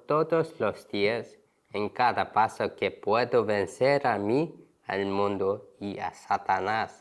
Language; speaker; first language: Spanish; non-native, learner; Korean